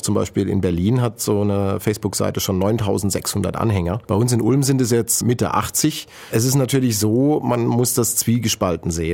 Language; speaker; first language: German; native; German